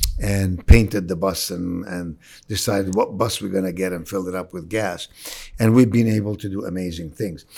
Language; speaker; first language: English; non-native, fluent; Arabic